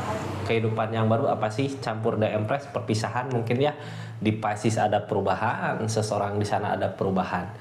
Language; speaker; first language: Indonesian; native; Indonesian